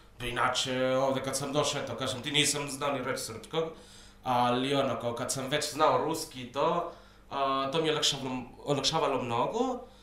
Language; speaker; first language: Serbian; non-native, fluent; Spanish